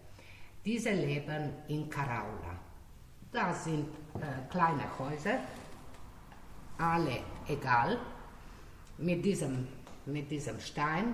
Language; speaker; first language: German; non-native, learner; Slovenian